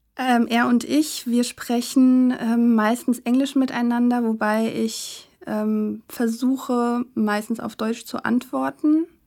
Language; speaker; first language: German; native; German